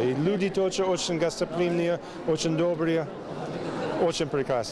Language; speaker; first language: Russian; non-native, fluent; English